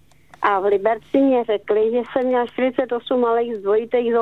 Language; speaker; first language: Czech; native; Czech